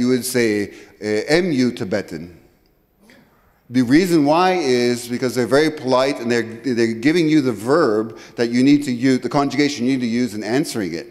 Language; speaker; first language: English; native; English